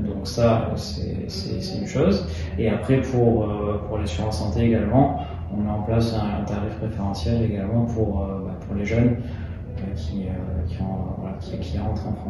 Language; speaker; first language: French; native; French